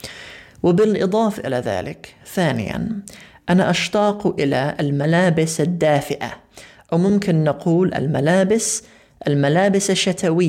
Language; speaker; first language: Arabic; non-native, fluent; English